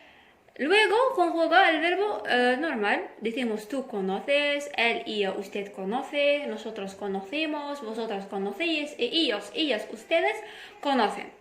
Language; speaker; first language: Spanish; non-native, fluent; Arabic